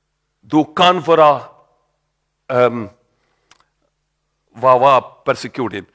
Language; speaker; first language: Swedish; non-native, learner; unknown